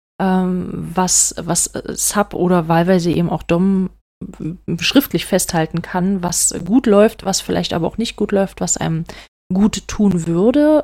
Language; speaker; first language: German; native; German